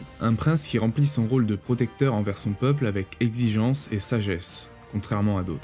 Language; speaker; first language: French; native; French